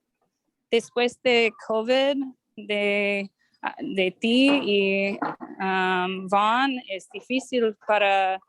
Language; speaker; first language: Spanish; non-native, learner; English